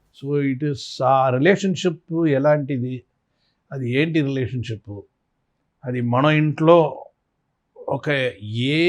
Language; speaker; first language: Telugu; non-native, fluent; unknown